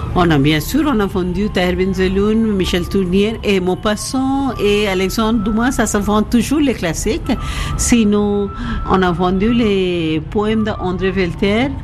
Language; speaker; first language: French; non-native, fluent; Bangla